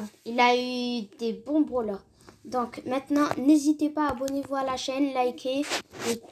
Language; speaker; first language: French; native; French